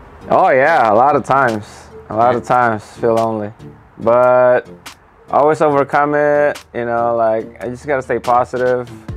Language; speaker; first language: English; early bilingual, other home language; Indonesian